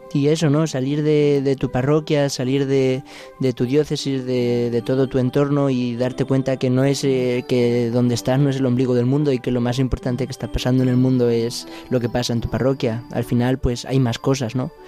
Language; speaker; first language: Spanish; native; Spanish